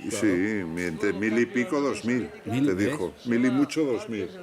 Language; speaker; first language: Spanish; native; Spanish